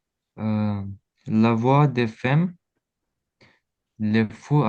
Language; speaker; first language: French; non-native, learner; Azerbaijani